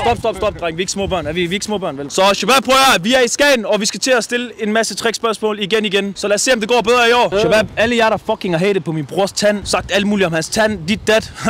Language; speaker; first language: Danish; early bilingual, other home language; Arabic